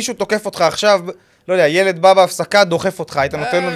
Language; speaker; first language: Hebrew; native; Hebrew